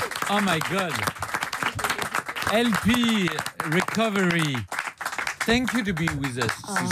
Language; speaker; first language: English; non-native, learner; French